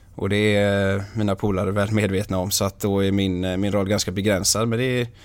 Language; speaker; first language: Swedish; native; Swedish